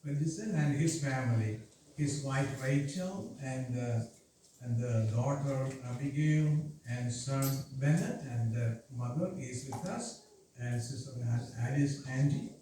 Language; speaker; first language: English; non-native, local second language; Malayalam